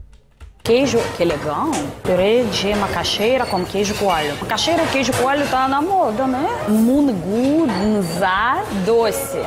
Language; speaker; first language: Portuguese; non-native, fluent; Russian